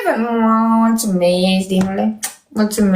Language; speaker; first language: English; non-native, learner; Romanian